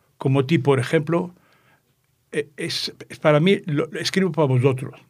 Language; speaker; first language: Spanish; native; Spanish